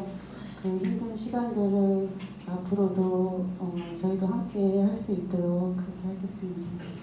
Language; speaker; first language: Korean; native; Korean